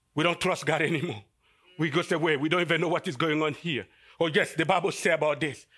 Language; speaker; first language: English; non-native, fluent; Lingala